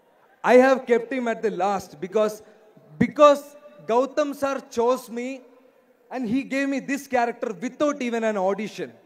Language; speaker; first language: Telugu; non-native, learner; Malayalam